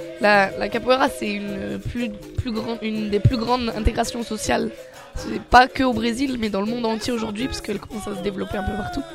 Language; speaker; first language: Portuguese; non-native, fluent; French